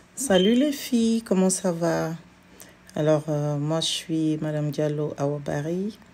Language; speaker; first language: French; non-native, local second language; Fula